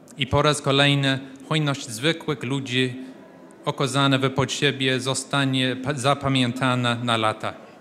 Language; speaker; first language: Polish; non-native, fluent; English